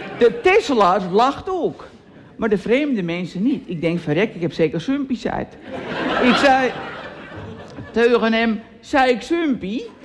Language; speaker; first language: Dutch; native; Dutch